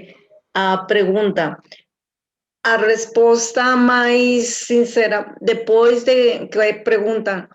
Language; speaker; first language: Portuguese; non-native, fluent; Spanish